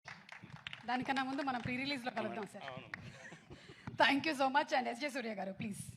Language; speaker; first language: Telugu; native; Telugu